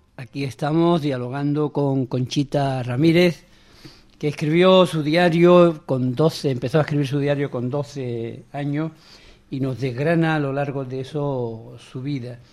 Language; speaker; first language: Spanish; native; Spanish